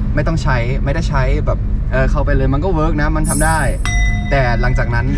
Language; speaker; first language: Thai; non-native, fluent; German